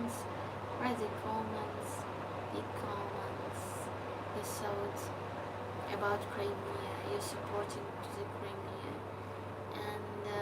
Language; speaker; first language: English; non-native, learner; Ukrainian